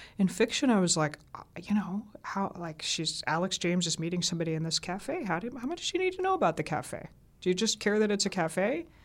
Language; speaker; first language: English; native; English